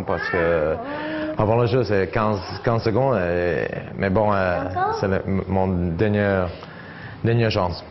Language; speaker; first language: French; non-native, learner; English